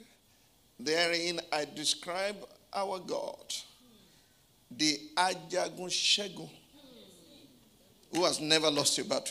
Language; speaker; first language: English; non-native, local second language; Yoruba